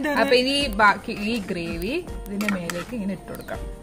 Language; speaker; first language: Malayalam; native; Malayalam